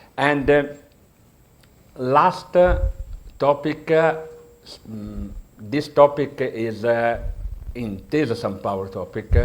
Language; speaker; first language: English; non-native, learner; Italian